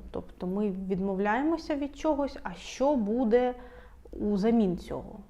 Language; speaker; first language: Ukrainian; non-native, local second language; Russian